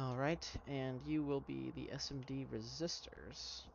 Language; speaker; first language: English; native; English